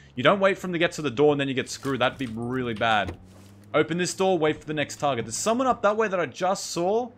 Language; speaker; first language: English; native; English